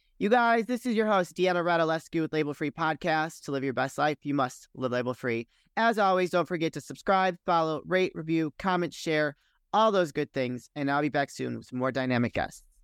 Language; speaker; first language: English; native; English